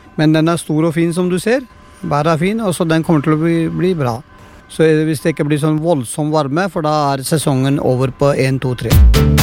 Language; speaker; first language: Norwegian; non-native, fluent; Punjabi